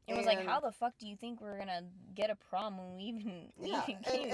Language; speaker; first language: English; native; English